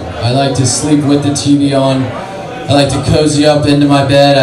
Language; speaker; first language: English; native; English